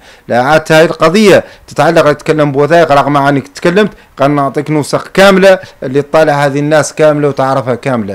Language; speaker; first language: Arabic; native; Arabic